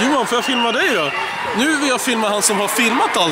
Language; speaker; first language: Swedish; native; Swedish